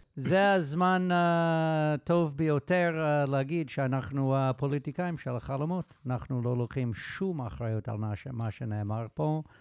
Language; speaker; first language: Hebrew; native; Hebrew